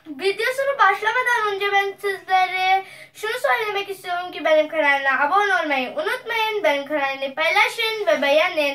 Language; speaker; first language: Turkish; non-native, learner; Urdu